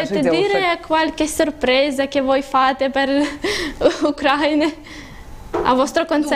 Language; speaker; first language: Italian; non-native, learner; Russian